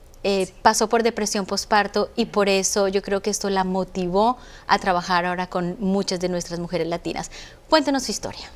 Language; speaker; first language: Spanish; native; Spanish